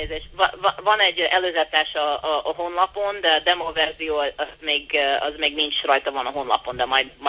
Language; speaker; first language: Hungarian; early bilingual, heritage; Hungarian